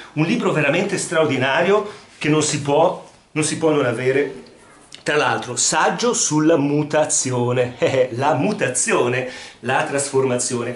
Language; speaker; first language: Italian; non-native, fluent; Spanish